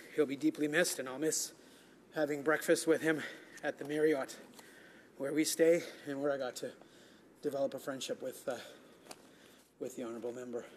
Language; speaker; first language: English; native; English